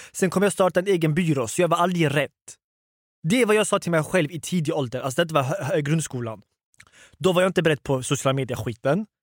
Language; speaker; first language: Swedish; early bilingual, other home language; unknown